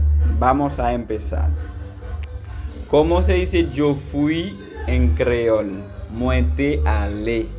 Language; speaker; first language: Spanish; non-native, fluent; Haitian Creole